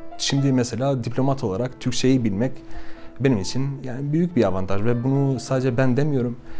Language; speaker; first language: Turkish; non-native, fluent; Albanian